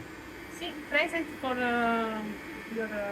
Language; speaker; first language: English; non-native, learner; Italian